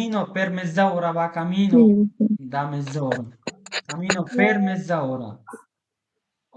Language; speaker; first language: Italian; non-native, learner; Bangla